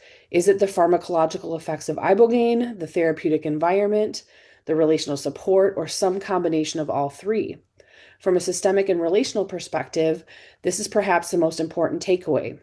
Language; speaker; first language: English; native; English